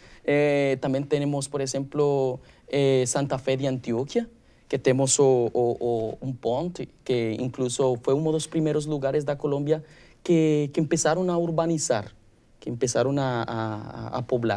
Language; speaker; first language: Portuguese; non-native, learner; Spanish